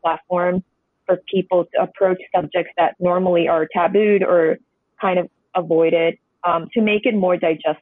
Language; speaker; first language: English; non-native, local second language; Cantonese